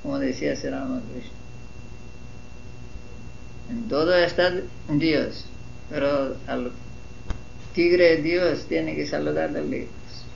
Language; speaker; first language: Spanish; non-native, fluent; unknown